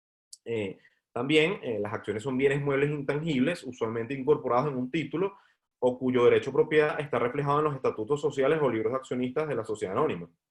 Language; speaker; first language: Spanish; native; Spanish